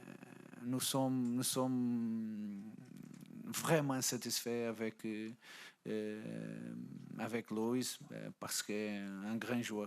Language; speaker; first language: French; non-native, fluent; Portuguese